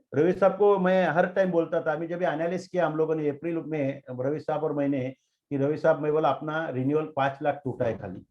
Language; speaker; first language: Hindi; non-native, local second language; Marathi